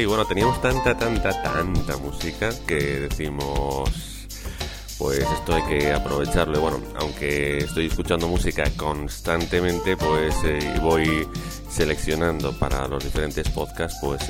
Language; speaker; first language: Spanish; native; Spanish